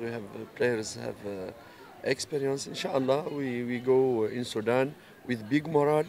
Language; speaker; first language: English; non-native, learner; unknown